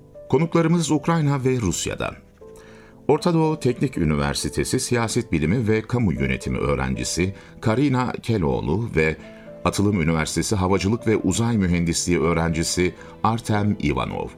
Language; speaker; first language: Turkish; native; Turkish